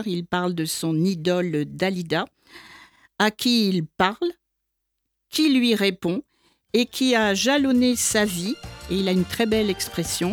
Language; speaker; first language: French; native; French